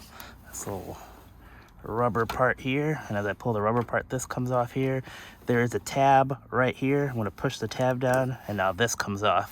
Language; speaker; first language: English; native; English